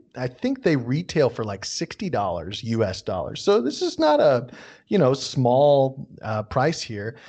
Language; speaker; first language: English; native; English